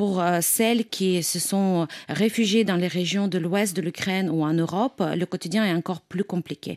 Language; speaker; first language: French; non-native, fluent; Ukrainian